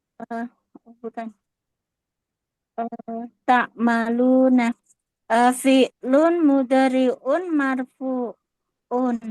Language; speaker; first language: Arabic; non-native, learner; Indonesian